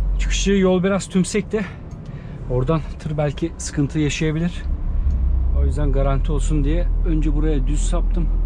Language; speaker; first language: Turkish; native; Turkish